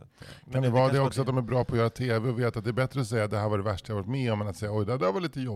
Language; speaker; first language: Swedish; native; Swedish